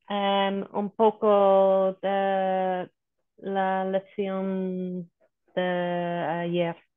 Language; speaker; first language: Spanish; non-native, learner; English